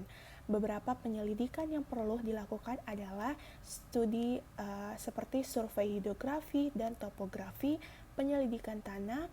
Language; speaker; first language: Indonesian; native; Indonesian